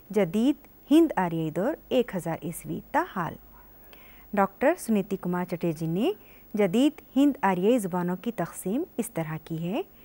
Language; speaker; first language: Urdu; native; Urdu